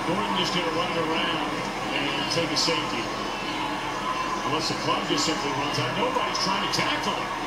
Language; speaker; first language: English; native; English